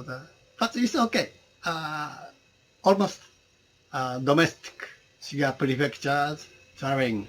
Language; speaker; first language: English; non-native, learner; Japanese